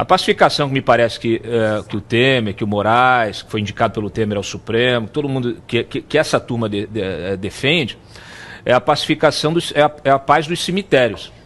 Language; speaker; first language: Portuguese; native; Portuguese